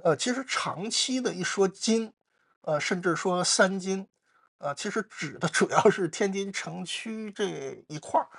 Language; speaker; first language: Chinese; native; Chinese